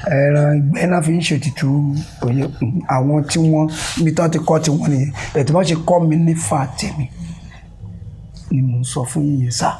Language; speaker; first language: Yoruba; native; Yoruba